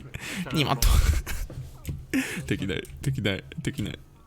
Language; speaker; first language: Japanese; non-native, learner; English